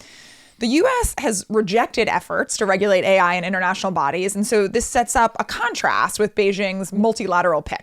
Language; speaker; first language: English; native; English